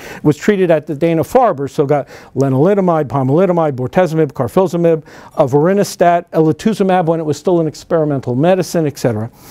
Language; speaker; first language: English; native; English